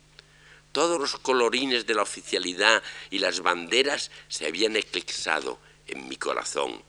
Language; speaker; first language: Spanish; native; Spanish